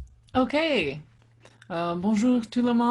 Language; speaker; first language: French; non-native, learner; English